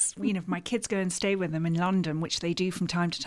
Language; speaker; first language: English; native; English